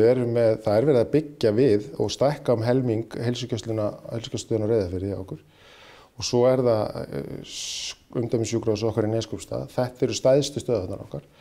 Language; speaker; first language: Icelandic; native; Icelandic